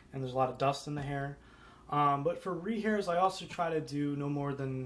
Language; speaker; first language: English; native; English